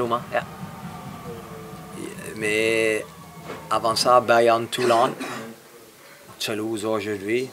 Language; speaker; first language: French; non-native, fluent; English